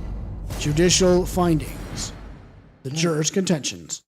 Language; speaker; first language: English; native; English